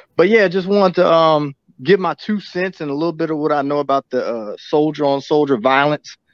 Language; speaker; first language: English; native; English